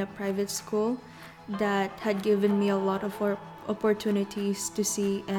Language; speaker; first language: English; non-native, local second language; Filipino